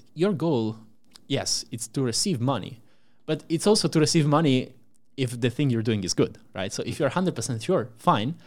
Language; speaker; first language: English; non-native, fluent; Italian